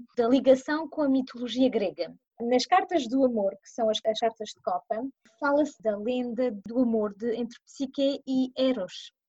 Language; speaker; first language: Portuguese; early bilingual, heritage; Portuguese